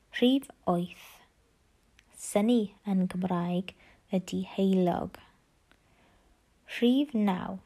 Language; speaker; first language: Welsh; non-native, learner; English